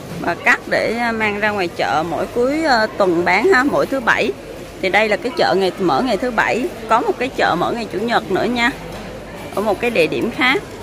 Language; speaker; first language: Vietnamese; native; Vietnamese